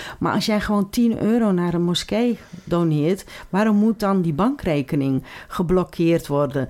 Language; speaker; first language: Dutch; early bilingual, other home language; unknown